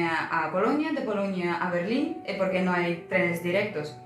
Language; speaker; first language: Spanish; non-native, learner; Ukrainian